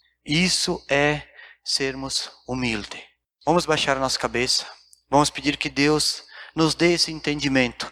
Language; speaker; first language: Portuguese; native; Portuguese